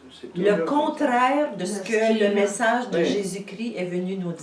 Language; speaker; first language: French; native; French